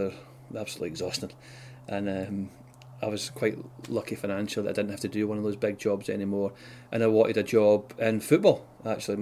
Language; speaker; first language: English; native; English